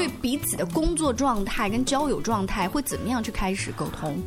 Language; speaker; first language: Chinese; native; Chinese